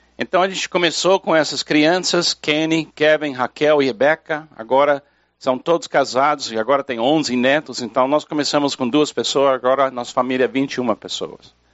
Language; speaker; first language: Portuguese; non-native, fluent; English